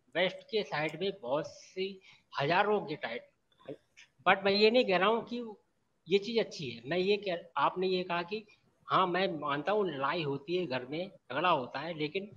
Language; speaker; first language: Hindi; native; Hindi